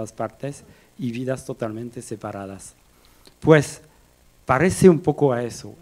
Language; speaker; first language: Spanish; non-native, fluent; French